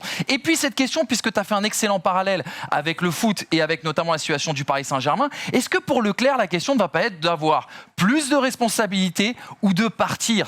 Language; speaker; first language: French; native; French